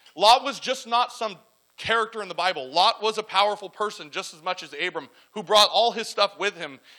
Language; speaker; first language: English; native; English